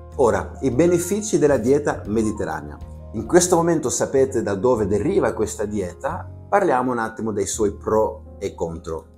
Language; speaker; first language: Italian; non-native, fluent; Dutch